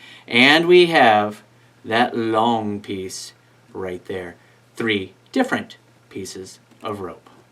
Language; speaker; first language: English; native; English